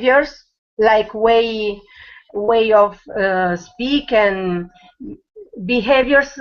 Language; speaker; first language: English; non-native, learner; Italian